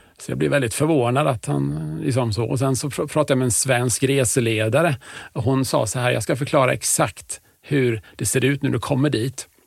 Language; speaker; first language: Swedish; native; Swedish